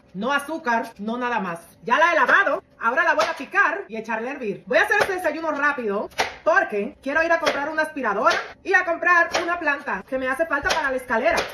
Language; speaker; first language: Spanish; native; Spanish